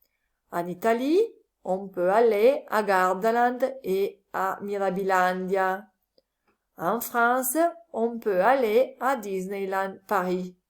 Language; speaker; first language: French; non-native, learner; Italian